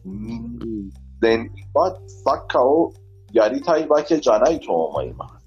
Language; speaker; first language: Japanese; non-native, learner; Persian